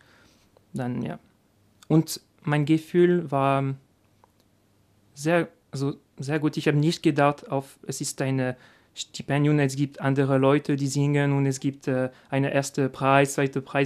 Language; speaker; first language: German; non-native, learner; French